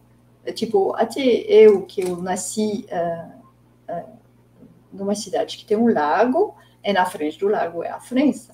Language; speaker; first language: Portuguese; non-native, fluent; French